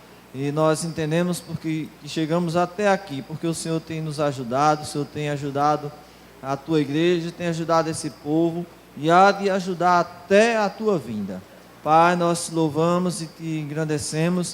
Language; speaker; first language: Portuguese; native; Portuguese